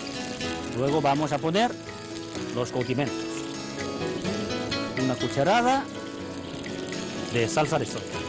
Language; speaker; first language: Spanish; non-native, fluent; Chinese